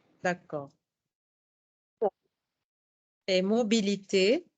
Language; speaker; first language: French; non-native, fluent; Arabic